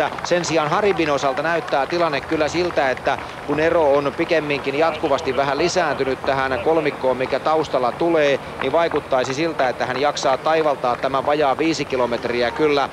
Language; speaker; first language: Finnish; native; Finnish